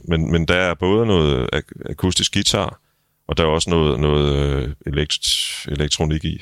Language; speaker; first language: Danish; native; Danish